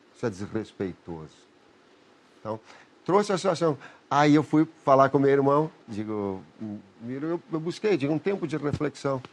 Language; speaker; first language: Portuguese; native; Portuguese